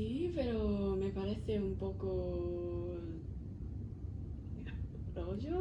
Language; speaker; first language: Spanish; non-native, learner; Cantonese